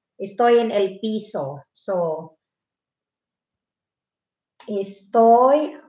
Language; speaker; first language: Spanish; non-native, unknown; Filipino